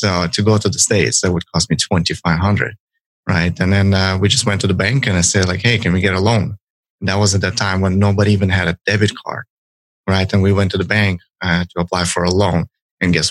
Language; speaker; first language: English; non-native, fluent; Ukrainian